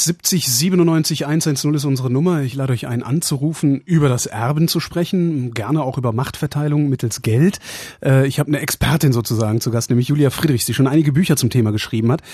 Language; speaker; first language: German; native; German